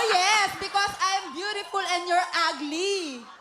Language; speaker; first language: English; non-native, local second language; Filipino